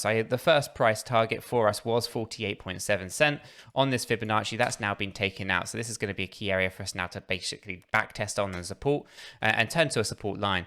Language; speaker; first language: English; native; English